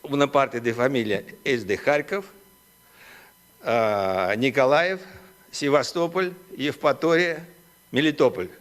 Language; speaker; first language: Spanish; non-native, fluent; Russian